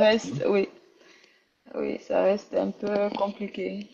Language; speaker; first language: French; non-native, learner; Rundi